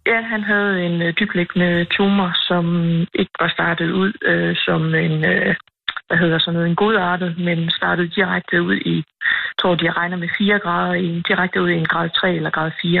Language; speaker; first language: Danish; native; Danish